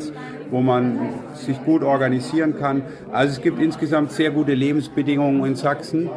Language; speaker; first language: German; native; German